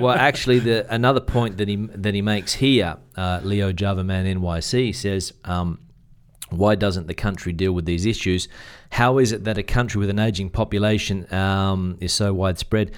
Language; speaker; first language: English; native; English